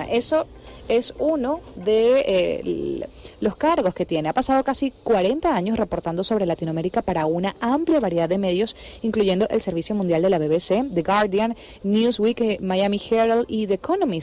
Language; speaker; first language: Spanish; native; Spanish